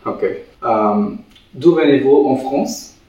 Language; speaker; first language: French; non-native, learner; Tamil